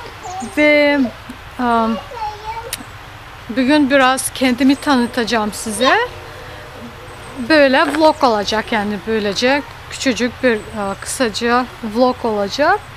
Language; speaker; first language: Turkish; early bilingual, heritage; Russian